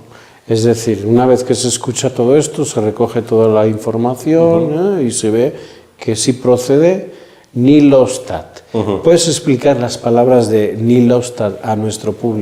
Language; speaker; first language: Spanish; native; Spanish